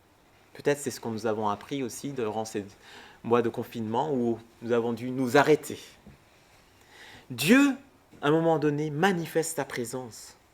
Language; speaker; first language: French; native; French